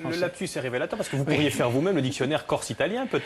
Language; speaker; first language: French; native; French